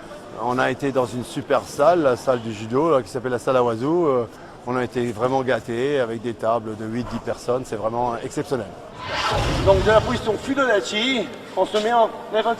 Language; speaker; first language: French; native; French